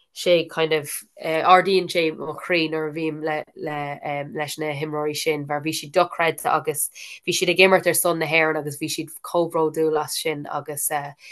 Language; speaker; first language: Irish; non-native, local second language; English